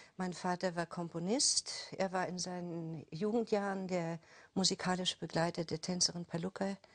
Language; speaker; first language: German; native; German